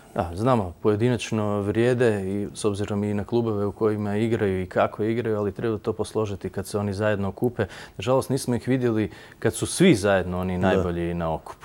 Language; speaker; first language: Croatian; native; Croatian